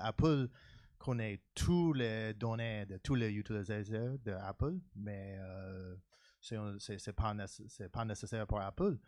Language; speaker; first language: French; non-native, learner; English